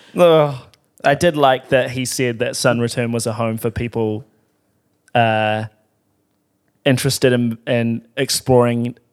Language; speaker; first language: English; native; English